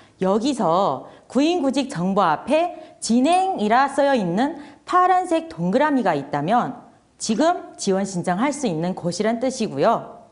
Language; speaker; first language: Korean; non-native, fluent; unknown